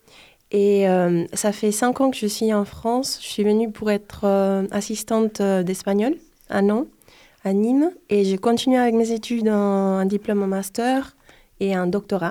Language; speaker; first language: French; non-native, fluent; Spanish